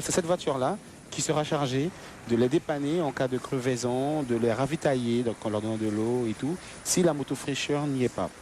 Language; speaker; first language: French; native; French